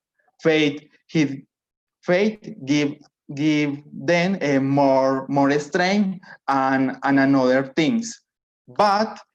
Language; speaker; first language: English; non-native, learner; Spanish